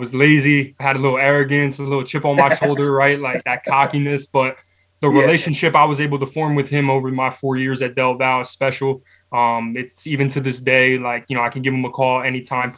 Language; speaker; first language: English; native; English